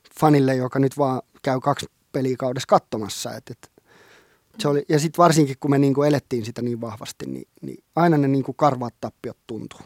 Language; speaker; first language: Finnish; non-native, local second language; Swedish